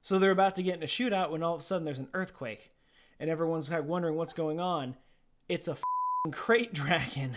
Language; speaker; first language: English; native; English